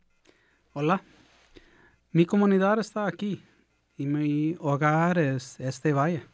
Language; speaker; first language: Spanish; early bilingual, heritage; English